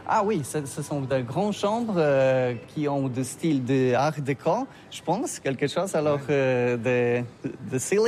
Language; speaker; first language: French; non-native, learner; Polish